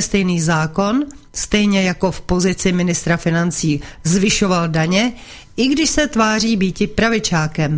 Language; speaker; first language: Czech; native; Czech